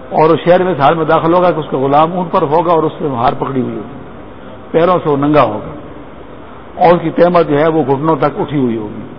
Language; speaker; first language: Urdu; non-native, local second language; Pashto